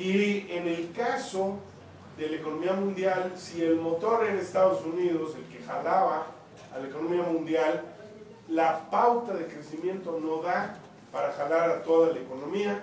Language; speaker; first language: Spanish; native; Spanish